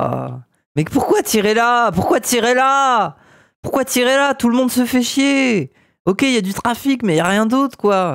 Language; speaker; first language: French; native; French